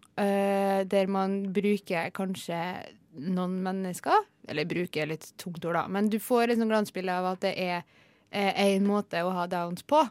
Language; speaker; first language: Norwegian; native; Norwegian